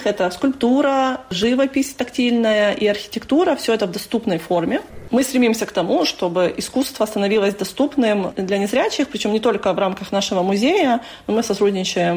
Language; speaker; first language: Russian; native; Russian